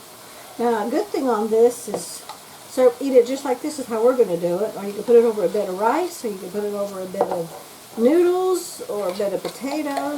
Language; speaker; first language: English; native; English